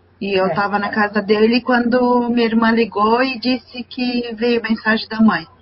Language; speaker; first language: Portuguese; non-native, fluent; Spanish